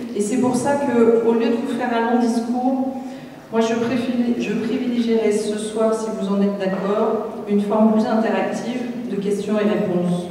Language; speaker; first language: French; native; French